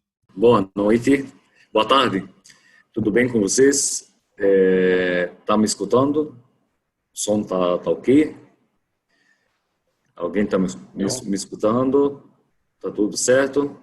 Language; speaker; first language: Portuguese; non-native, fluent; Arabic